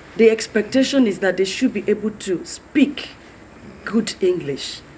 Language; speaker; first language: English; non-native, local second language; Yoruba